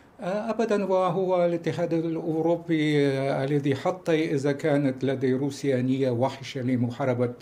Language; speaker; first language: Arabic; non-native, fluent; Russian